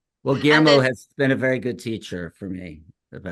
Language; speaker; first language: English; native; English